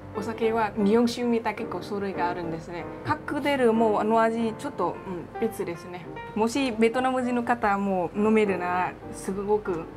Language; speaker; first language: Japanese; non-native, learner; Chinese